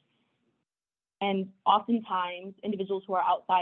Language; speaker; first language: English; native; English